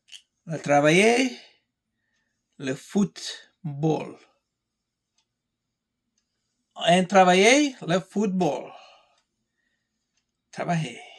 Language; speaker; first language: French; non-native, learner; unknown